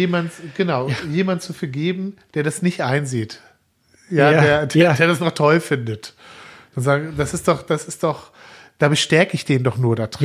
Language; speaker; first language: German; native; German